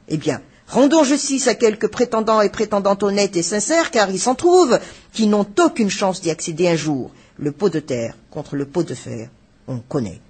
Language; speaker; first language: French; non-native, local second language; Malagasy